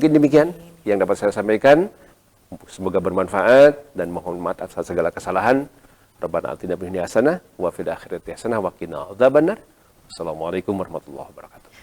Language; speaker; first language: Indonesian; non-native, local second language; Sundanese